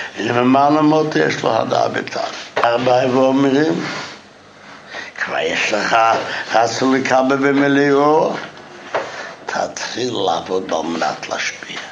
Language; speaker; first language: Hebrew; non-native, fluent; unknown